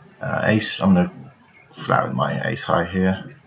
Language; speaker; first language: English; native; English